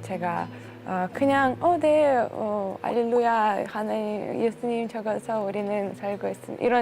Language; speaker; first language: Korean; non-native, learner; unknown